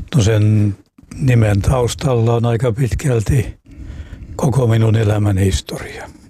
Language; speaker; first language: Finnish; native; Finnish